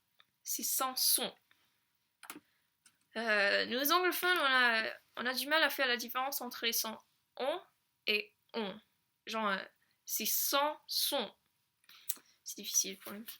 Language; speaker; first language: French; non-native, fluent; English